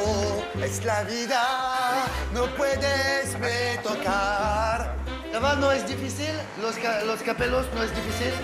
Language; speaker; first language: Spanish; non-native, learner; French